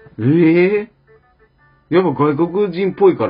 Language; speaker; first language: Japanese; native; Japanese